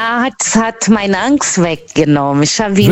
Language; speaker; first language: German; non-native, learner; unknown